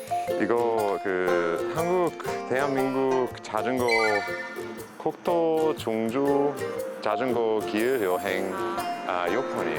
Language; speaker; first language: Korean; non-native, fluent; English